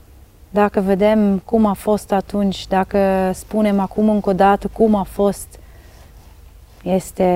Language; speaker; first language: Romanian; non-native, learner; Dutch